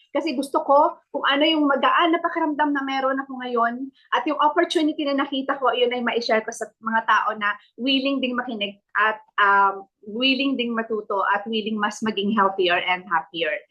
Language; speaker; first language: Filipino; native; Filipino